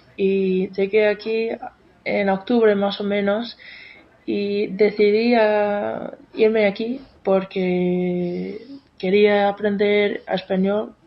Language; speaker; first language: Spanish; non-native, fluent; English